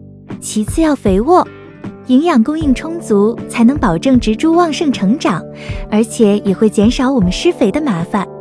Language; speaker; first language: Chinese; native; Chinese